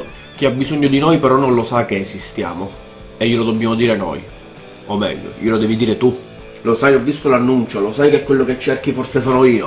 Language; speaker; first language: Italian; native; Italian